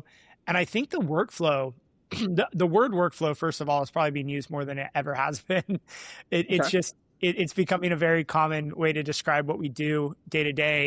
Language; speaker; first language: English; native; English